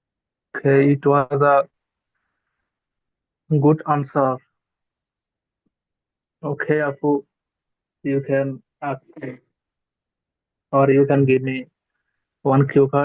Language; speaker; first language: English; non-native, learner; Bangla